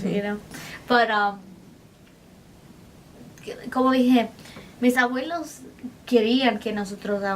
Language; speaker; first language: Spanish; early bilingual, heritage; Spanish